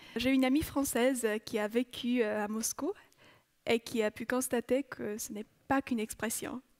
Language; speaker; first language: French; non-native, fluent; Polish